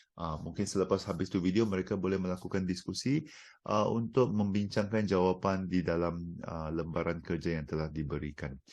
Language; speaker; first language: Malay; non-native, local second language; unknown